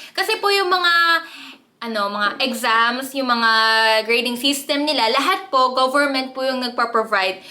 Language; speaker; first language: Filipino; early bilingual, other home language; Korean